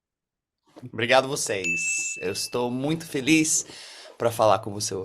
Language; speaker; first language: Portuguese; early bilingual, heritage; English